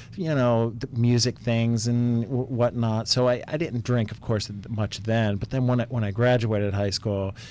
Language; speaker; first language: English; native; English